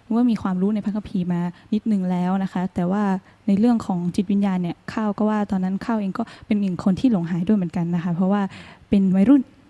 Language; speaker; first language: Thai; native; Thai